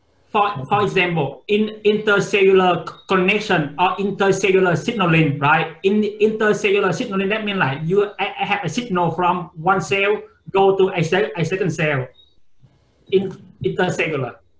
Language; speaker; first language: English; non-native, fluent; Vietnamese